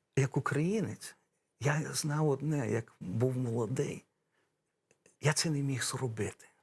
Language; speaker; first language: Ukrainian; early bilingual, heritage; English